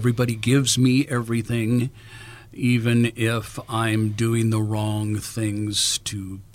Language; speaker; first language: English; native; English